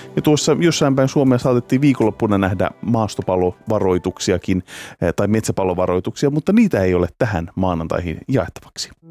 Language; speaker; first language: Finnish; native; Finnish